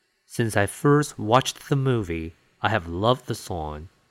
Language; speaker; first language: English; non-native, fluent; Chinese